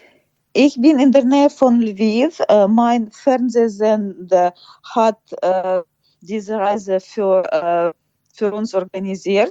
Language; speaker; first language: German; non-native, fluent; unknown